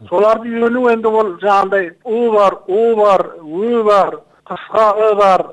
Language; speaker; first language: Kazakh; early bilingual, heritage; Kazakh